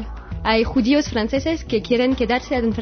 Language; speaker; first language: Spanish; non-native, learner; French